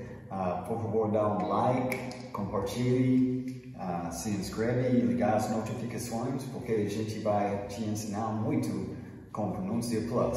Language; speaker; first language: Portuguese; non-native, fluent; English